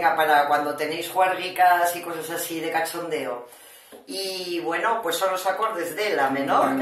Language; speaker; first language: Spanish; native; Spanish